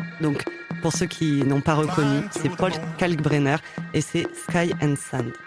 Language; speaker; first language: French; native; French